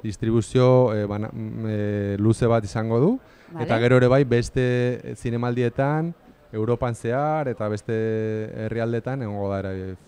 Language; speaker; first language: Basque; non-native, local second language; Spanish